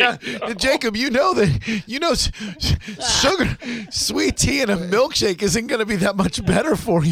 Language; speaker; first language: English; native; English